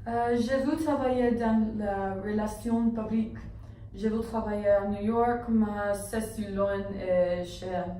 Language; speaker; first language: French; non-native, learner; English